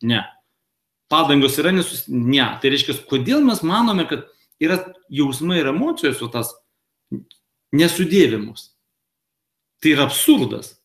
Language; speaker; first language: Lithuanian; non-native, local second language; Russian